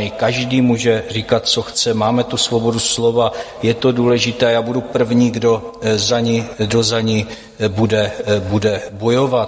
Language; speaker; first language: Czech; native; Czech